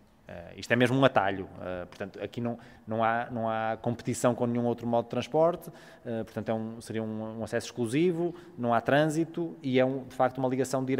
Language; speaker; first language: Portuguese; native; Portuguese